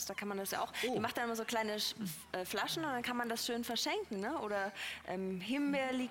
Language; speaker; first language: German; native; German